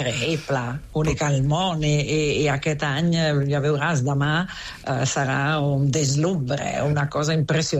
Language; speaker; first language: Catalan; non-native, fluent; Italian